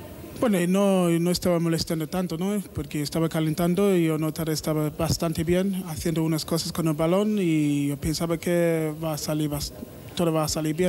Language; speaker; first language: Spanish; non-native, learner; English